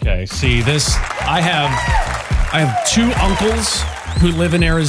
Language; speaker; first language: English; native; English